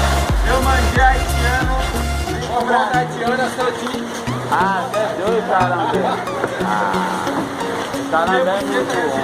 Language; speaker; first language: Portuguese; non-native, learner; Haitian Creole